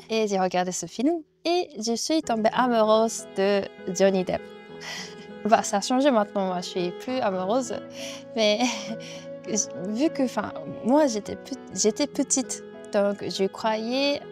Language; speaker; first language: French; non-native, fluent; Japanese